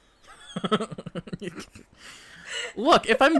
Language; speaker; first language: English; native; English